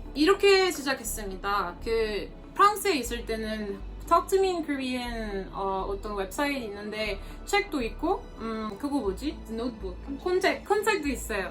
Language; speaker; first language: Korean; non-native, fluent; French